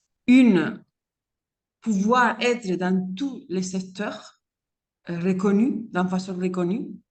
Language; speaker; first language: French; non-native, fluent; Spanish